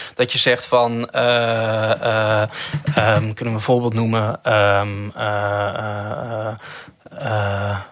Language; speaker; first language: Dutch; native; Dutch